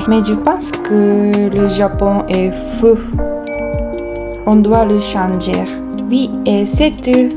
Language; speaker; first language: French; non-native, learner; Japanese